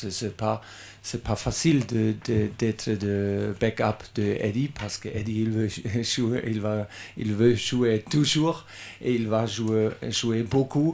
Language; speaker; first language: French; non-native, learner; German